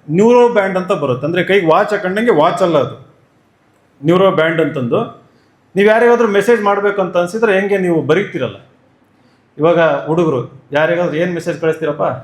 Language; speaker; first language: Kannada; native; Kannada